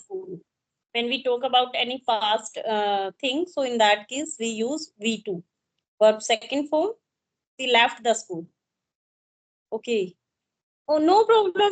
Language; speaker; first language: English; non-native, local second language; Hindi